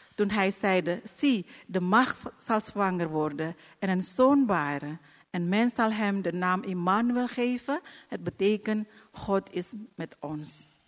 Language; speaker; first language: Dutch; non-native, fluent; Indonesian